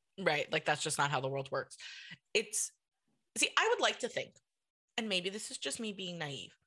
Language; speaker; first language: English; native; English